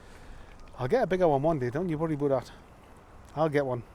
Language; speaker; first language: English; native; English